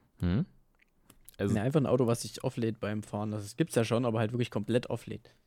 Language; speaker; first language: German; native; German